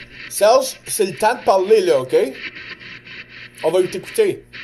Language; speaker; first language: French; early bilingual, heritage; French